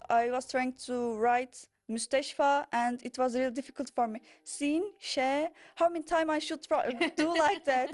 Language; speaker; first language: English; non-native, learner; Turkish